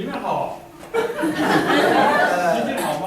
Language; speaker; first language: Chinese; non-native, learner; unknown